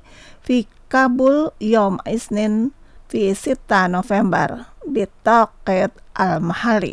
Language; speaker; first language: Arabic; non-native, fluent; Indonesian